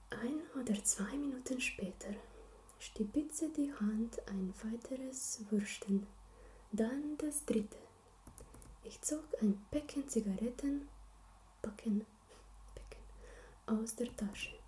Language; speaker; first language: German; non-native, learner; Slovenian